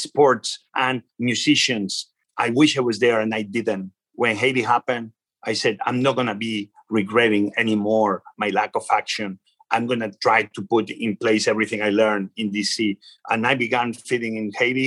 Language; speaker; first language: English; non-native, fluent; Spanish